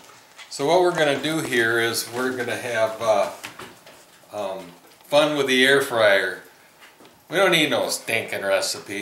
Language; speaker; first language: English; native; English